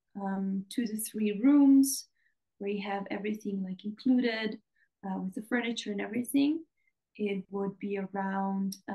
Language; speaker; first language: English; non-native, fluent; Dutch